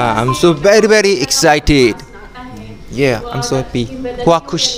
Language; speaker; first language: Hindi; non-native, learner; Korean